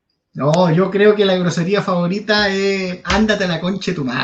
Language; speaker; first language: Spanish; native; Spanish